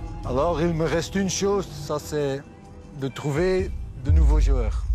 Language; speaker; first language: French; non-native, local second language; Dutch